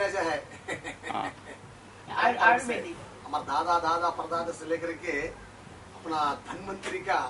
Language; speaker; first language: Hindi; non-native, local second language; Telugu